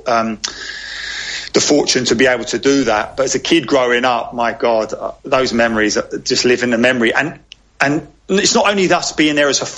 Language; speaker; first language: English; native; English